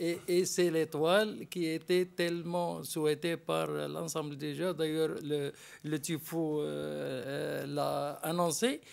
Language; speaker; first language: French; non-native, local second language; Arabic